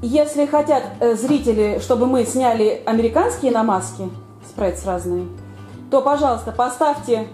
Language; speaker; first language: Russian; native; Russian